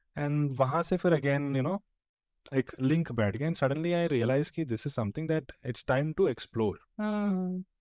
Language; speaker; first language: English; non-native, local second language; Tulu